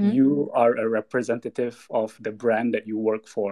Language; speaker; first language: English; non-native, local second language; Malay